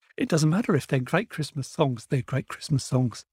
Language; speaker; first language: English; native; English